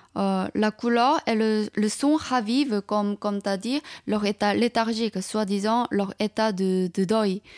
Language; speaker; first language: French; non-native, fluent; Chinese